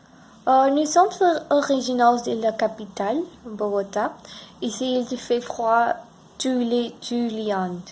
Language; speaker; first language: French; non-native, learner; Spanish